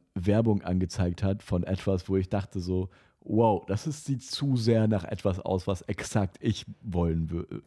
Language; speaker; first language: German; non-native, fluent; Russian